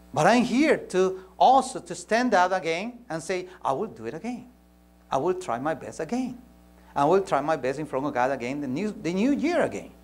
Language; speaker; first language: English; non-native, fluent; Spanish